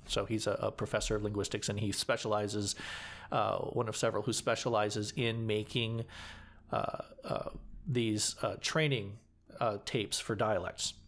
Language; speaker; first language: English; native; English